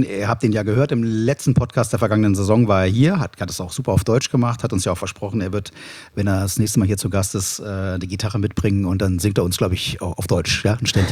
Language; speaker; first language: German; native; German